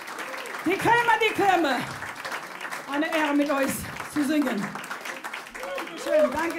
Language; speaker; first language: German; non-native, fluent; Spanish